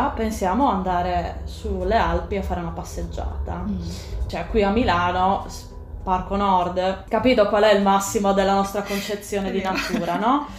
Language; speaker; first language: Italian; native; Italian